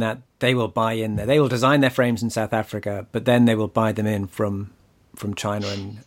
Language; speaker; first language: English; native; English